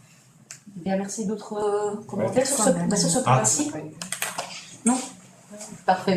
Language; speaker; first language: French; native; French